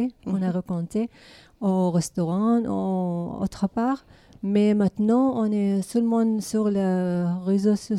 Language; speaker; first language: French; non-native, learner; Arabic